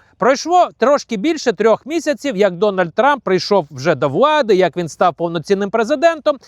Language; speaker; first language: Ukrainian; native; Ukrainian